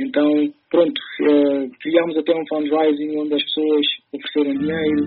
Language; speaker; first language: Portuguese; early bilingual, other home language; Upper Guinea Crioulo